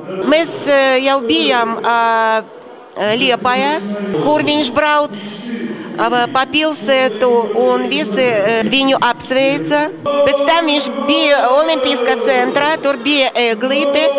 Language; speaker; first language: Latvian; non-native, local second language; Russian